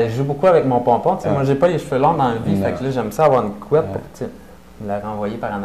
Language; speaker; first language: French; native; French